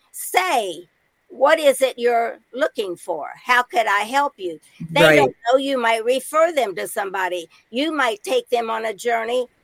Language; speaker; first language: English; native; English